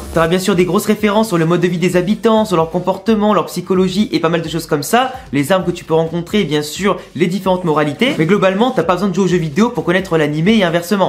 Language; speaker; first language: French; native; French